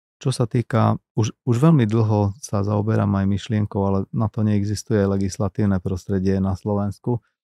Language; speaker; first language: Slovak; non-native, local second language; Hungarian